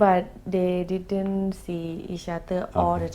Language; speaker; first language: English; non-native, learner; Thai